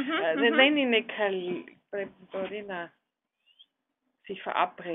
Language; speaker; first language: Greek; non-native, learner; German